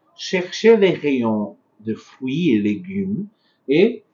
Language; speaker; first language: French; non-native, fluent; Portuguese